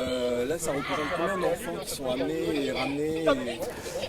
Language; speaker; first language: French; native; French